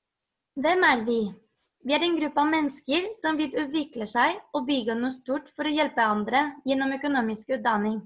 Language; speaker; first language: Norwegian; non-native, fluent; Spanish